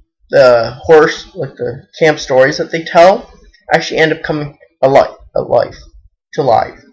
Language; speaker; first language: English; native; English